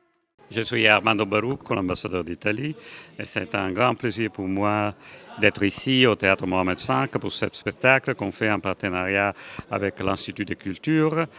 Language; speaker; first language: French; non-native, fluent; Italian